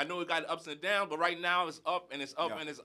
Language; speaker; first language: English; native; English